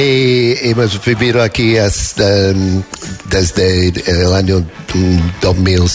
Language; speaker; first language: Spanish; non-native, learner; English